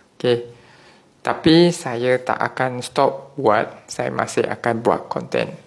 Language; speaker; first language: Malay; non-native, local second language; Chinese